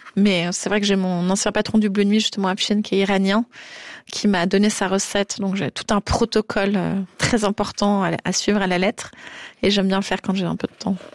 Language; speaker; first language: French; native; French